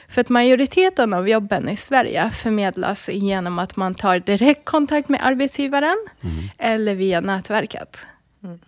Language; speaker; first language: Swedish; early bilingual, other home language; Arabic